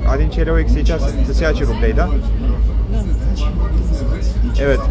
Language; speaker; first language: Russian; non-native, learner; Turkish